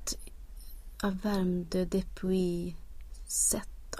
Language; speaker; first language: French; non-native, learner; Swedish